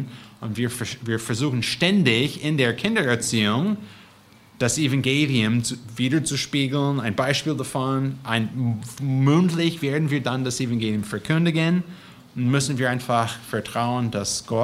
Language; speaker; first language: German; non-native, fluent; English